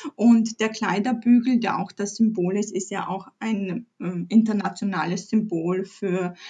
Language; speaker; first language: German; early bilingual, other home language; Polish